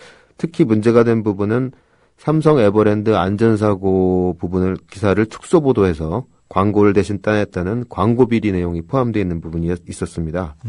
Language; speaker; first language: Korean; native; Korean